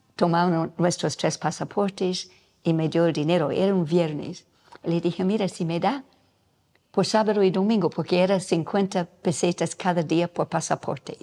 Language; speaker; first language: Spanish; non-native, fluent; English